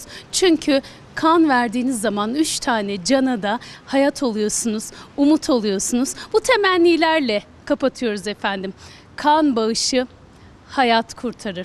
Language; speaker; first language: Turkish; native; Turkish